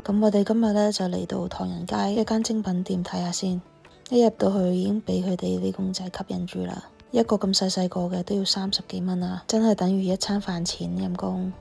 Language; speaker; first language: Cantonese; native; Cantonese